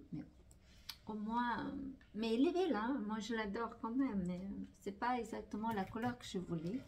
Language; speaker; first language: French; non-native, fluent; Portuguese